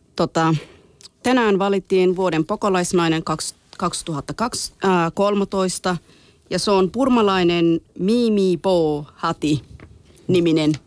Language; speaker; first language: Finnish; non-native, fluent; Somali